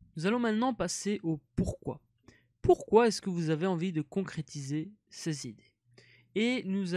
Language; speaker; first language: French; native; French